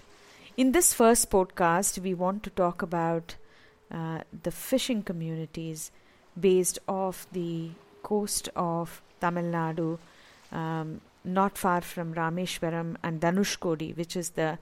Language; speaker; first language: English; non-native, local second language; Tamil